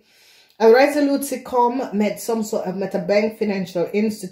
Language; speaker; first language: Dutch; non-native, fluent; English